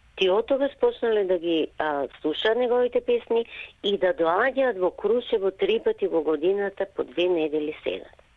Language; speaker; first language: Macedonian; native; Macedonian